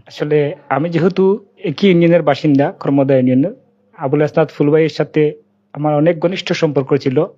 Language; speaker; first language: Bangla; native; Bangla